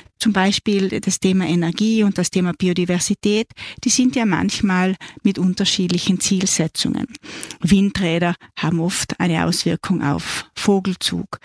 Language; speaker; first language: German; native; German